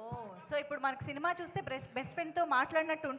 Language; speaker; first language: Telugu; native; Telugu